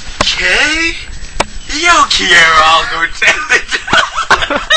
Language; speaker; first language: Spanish; non-native, learner; English